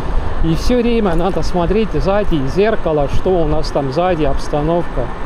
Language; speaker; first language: Russian; non-native, local second language; Estonian